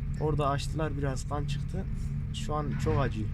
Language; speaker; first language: Turkish; non-native, local second language; Arabic